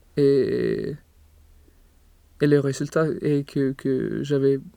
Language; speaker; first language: French; non-native, learner; Swedish